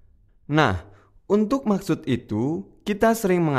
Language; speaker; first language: Indonesian; native; Indonesian